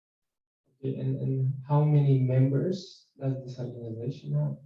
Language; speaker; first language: English; non-native, fluent; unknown